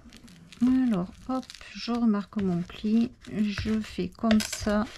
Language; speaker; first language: French; native; French